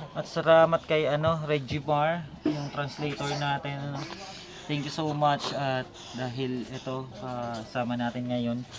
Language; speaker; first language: Filipino; native; Filipino